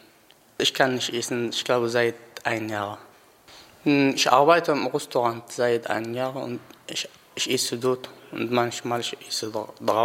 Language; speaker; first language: German; non-native, learner; Arabic